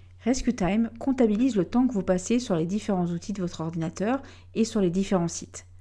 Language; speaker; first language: French; native; French